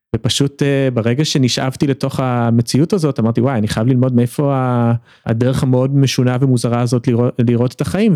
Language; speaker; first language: Hebrew; early bilingual, other home language; English